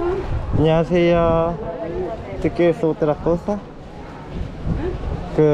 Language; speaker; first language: Spanish; non-native, learner; Korean